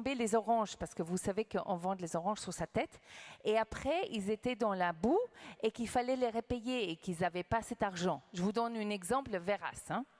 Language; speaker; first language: French; non-native, fluent; English